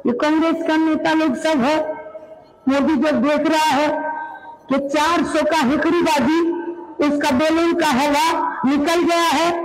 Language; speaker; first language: Hindi; non-native, local second language; Bangla